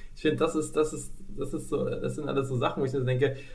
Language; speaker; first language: German; native; German